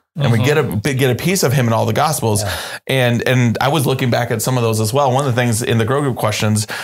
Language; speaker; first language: English; native; English